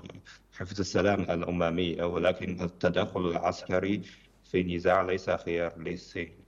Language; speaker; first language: Arabic; non-native, fluent; Chinese